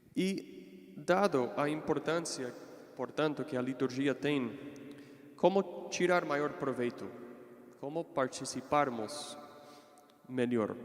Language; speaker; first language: Portuguese; non-native, fluent; English